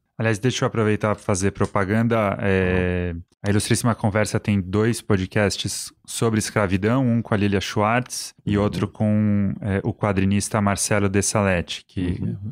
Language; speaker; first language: Portuguese; native; Portuguese